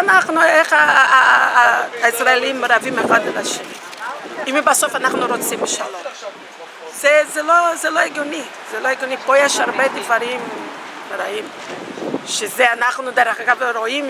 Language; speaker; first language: Hebrew; non-native, fluent; Portuguese